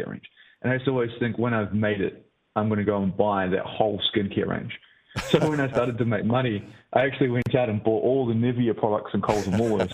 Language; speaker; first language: English; native; English